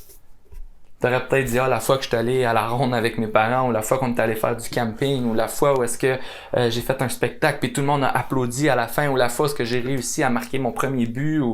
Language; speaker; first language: French; native; French